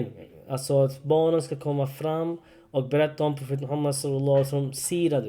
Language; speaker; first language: Swedish; non-native, learner; Urdu